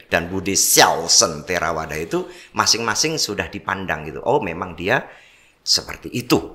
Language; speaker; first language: Indonesian; non-native, local second language; Javanese